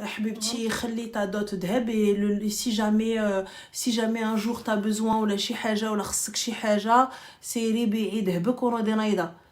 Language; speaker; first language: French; early bilingual, other home language; Arabic